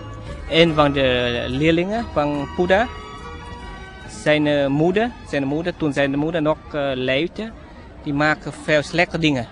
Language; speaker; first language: Dutch; non-native, learner; Vietnamese